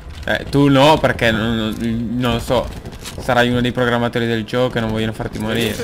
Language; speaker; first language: Italian; native; Italian